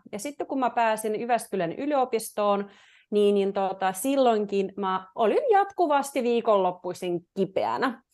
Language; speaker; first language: Finnish; non-native, fluent; Russian